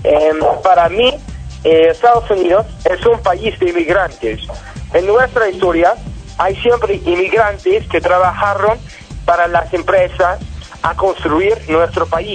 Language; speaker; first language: Spanish; non-native, learner; English